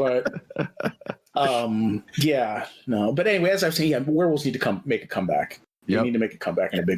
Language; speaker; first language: English; native; English